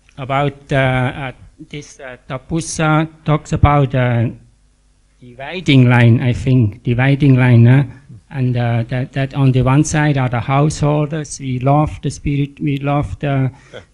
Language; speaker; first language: English; non-native, fluent; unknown